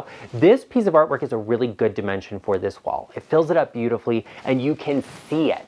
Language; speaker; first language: English; native; English